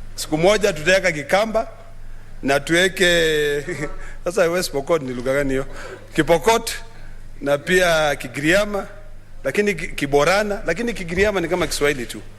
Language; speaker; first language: Swahili; non-native, local second language; Masai